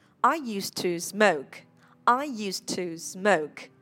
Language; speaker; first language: English; non-native, fluent; Vietnamese